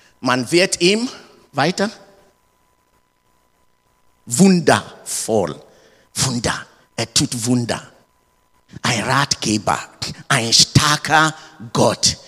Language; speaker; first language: German; non-native, learner; English